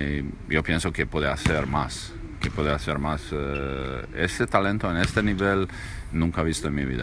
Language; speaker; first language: Spanish; non-native, learner; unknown